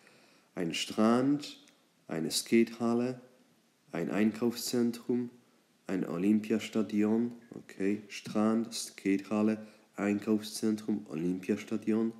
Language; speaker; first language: German; non-native, fluent; English